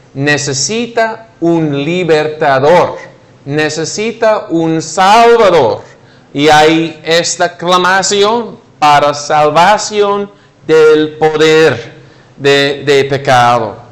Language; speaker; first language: Spanish; non-native, fluent; English